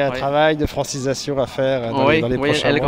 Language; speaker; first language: French; native; French